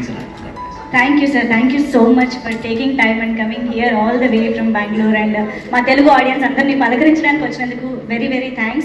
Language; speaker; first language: Telugu; native; Telugu